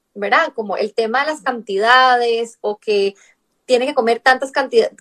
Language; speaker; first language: Spanish; native; Spanish